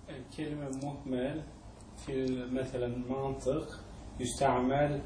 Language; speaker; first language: Arabic; non-native, learner; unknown